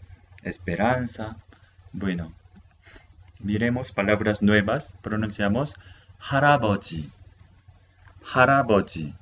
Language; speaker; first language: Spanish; non-native, fluent; Korean